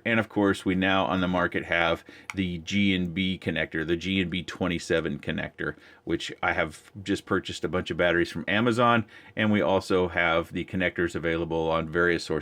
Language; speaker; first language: English; native; English